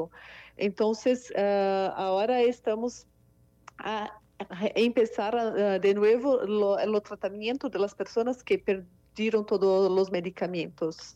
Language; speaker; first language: Spanish; non-native, fluent; Portuguese